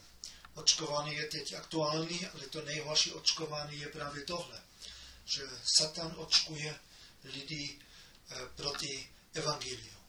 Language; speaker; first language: Czech; non-native, fluent; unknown